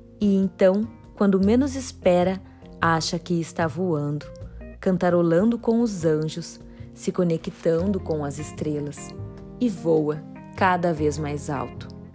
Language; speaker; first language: Portuguese; native; Portuguese